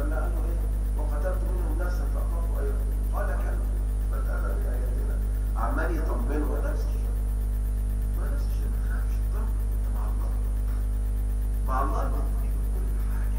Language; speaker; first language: Arabic; native; Arabic